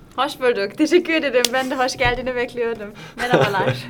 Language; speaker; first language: Turkish; non-native, fluent; German